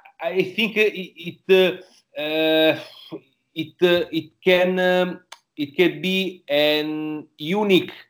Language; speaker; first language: English; non-native, learner; Italian